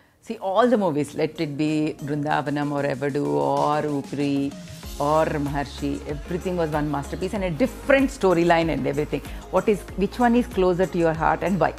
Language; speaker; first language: English; non-native, local second language; Telugu